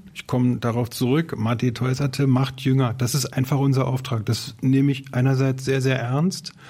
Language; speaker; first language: German; native; German